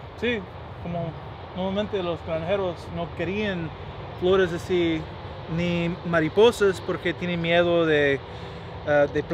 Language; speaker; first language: Spanish; non-native, learner; English